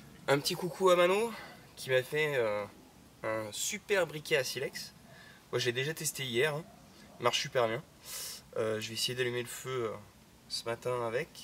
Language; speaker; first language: French; native; French